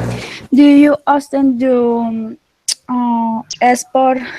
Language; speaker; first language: English; non-native, learner; Spanish